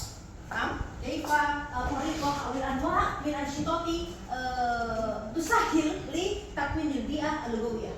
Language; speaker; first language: Arabic; non-native, learner; Indonesian